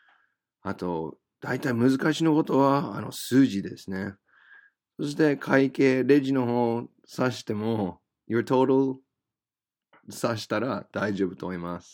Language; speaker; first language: Japanese; non-native, fluent; English